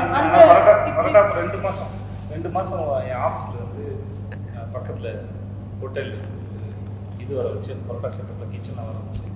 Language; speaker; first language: Tamil; native; Tamil